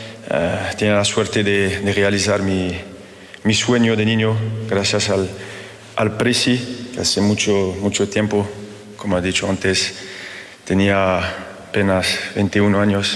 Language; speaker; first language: Spanish; non-native, fluent; French